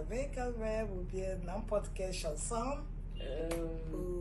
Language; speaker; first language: French; non-native, fluent; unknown